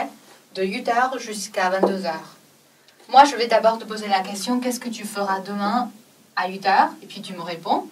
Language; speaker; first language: French; non-native, fluent; Chinese